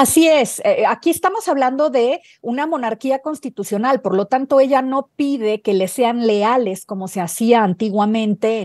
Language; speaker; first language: Spanish; native; Spanish